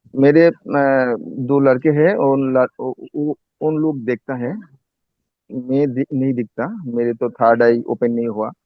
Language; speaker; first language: Hindi; non-native, fluent; Bangla